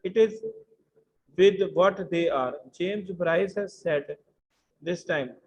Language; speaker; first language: English; non-native, local second language; Punjabi